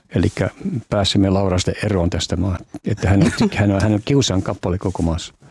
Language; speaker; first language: Finnish; native; Finnish